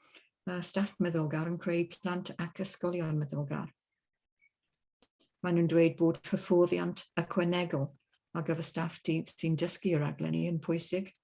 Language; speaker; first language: Welsh; non-native, learner; English